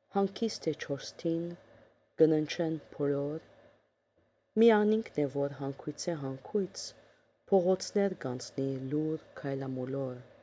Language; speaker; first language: Armenian; early bilingual, heritage; Armenian